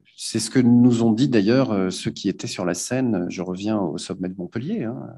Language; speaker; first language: French; native; French